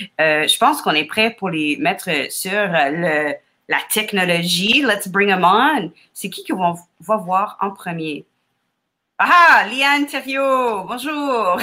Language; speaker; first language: French; non-native, fluent; English